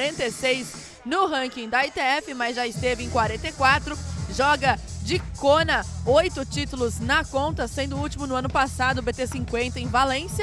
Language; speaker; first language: Portuguese; native; Portuguese